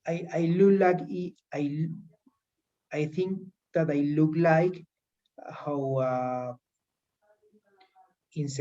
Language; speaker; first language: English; non-native, learner; Spanish